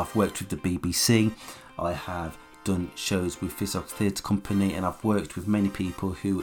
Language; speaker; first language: English; native; English